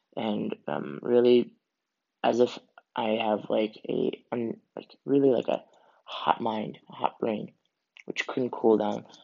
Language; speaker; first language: English; native; English